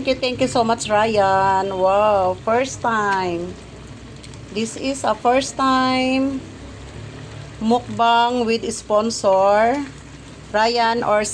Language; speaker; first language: English; non-native, learner; Filipino